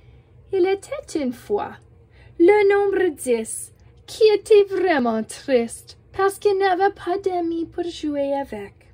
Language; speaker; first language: French; non-native, fluent; English